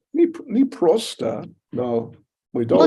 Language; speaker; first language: Russian; non-native, learner; English